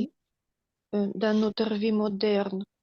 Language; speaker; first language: French; non-native, learner; Russian